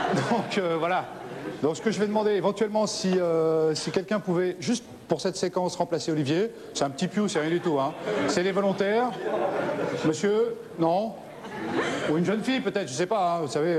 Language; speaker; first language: French; native; French